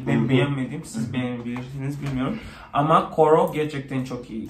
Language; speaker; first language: Turkish; non-native, learner; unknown